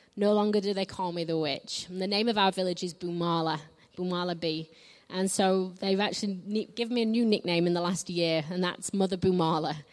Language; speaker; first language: English; native; English